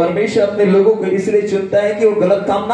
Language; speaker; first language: Hindi; native; Hindi